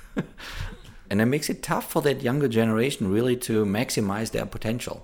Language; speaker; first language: English; non-native, fluent; German